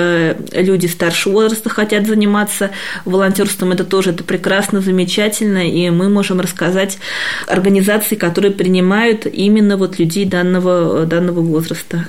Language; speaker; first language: Russian; native; Russian